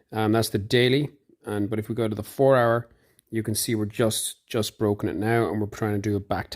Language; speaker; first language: English; native; English